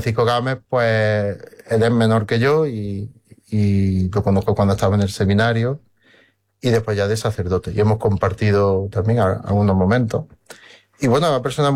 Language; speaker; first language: Spanish; native; Spanish